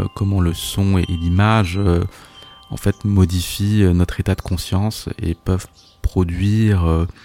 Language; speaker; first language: French; native; French